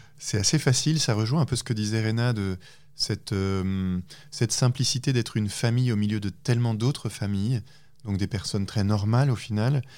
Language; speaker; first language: French; native; French